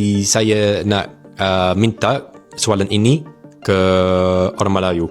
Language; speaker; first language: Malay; non-native, learner; English